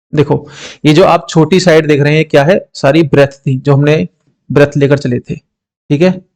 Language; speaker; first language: Hindi; native; Hindi